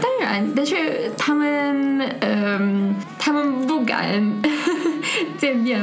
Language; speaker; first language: Chinese; non-native, fluent; Russian